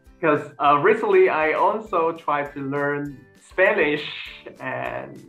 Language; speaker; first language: English; non-native, learner; Vietnamese